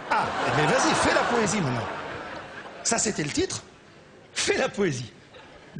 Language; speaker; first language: French; native; French